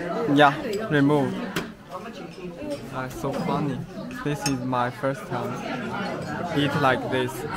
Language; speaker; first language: English; non-native, local second language; Chinese